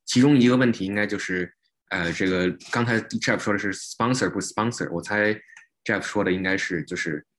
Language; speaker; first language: Chinese; native; Chinese